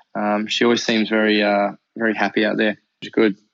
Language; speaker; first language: English; native; English